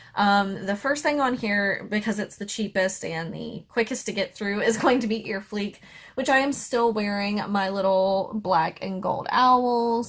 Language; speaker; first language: English; native; English